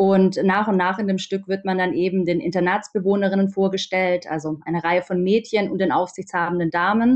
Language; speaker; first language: German; native; German